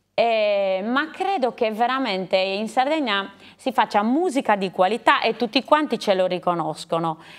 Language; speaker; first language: Italian; native; Italian